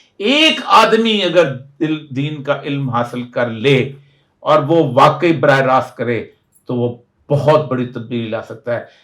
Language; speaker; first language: Urdu; non-native, local second language; Punjabi